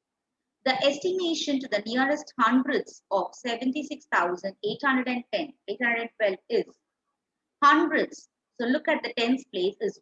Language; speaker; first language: English; non-native, local second language; Tamil